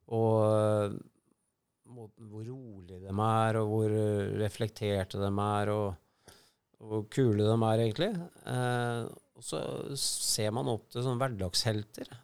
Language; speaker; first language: Norwegian; native; Norwegian